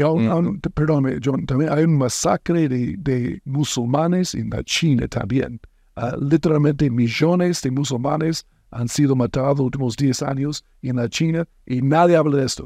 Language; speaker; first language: Spanish; non-native, fluent; English